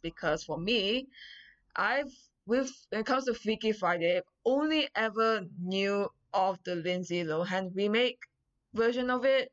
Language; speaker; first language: English; non-native, local second language; Chinese